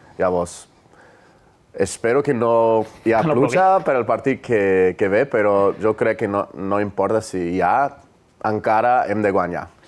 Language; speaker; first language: Catalan; non-native, learner; English